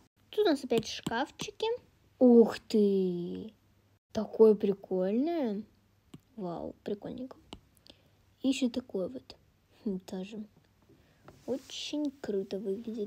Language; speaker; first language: Russian; native; Russian